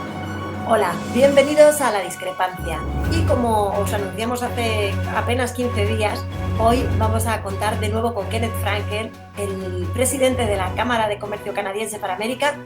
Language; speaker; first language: Spanish; native; Spanish